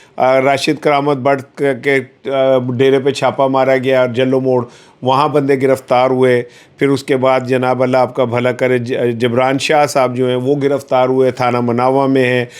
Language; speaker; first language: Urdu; non-native, local second language; Punjabi